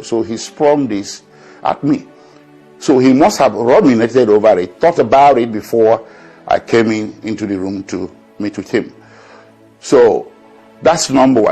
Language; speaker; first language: English; non-native, local second language; Igbo